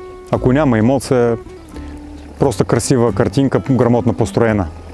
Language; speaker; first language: Bulgarian; non-native, fluent; Russian